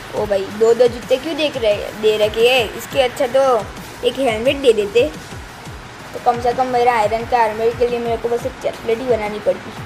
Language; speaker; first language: Hindi; non-native, local second language; Gujarati